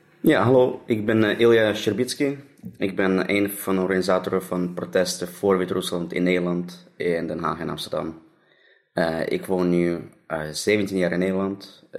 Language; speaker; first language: Dutch; non-native, fluent; Russian